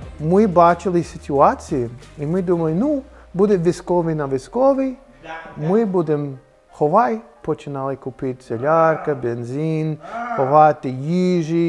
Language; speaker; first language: Ukrainian; non-native, learner; English